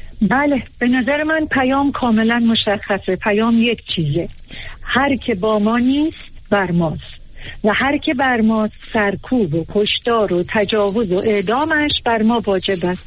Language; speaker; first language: Persian; native; Persian